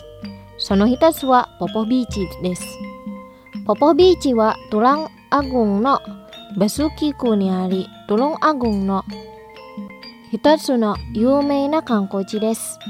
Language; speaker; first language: Japanese; non-native, fluent; Indonesian